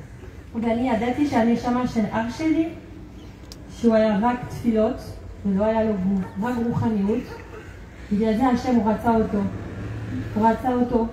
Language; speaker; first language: Hebrew; non-native, fluent; French